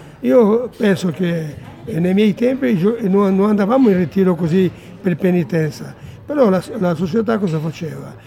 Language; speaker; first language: Italian; non-native, fluent; Portuguese